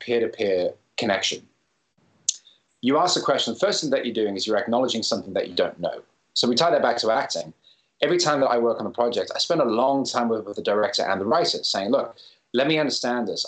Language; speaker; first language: English; native; English